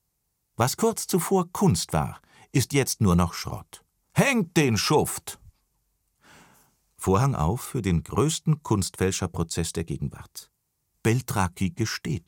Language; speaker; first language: German; native; German